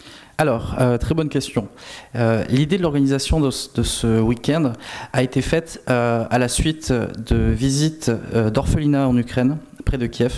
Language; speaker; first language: French; native; French